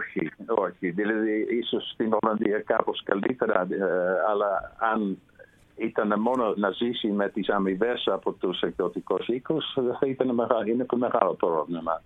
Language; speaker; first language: Greek; non-native, fluent; Dutch